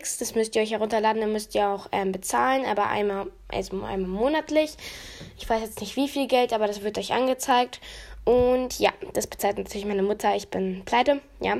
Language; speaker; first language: German; native; German